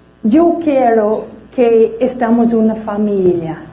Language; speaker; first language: Spanish; non-native, fluent; English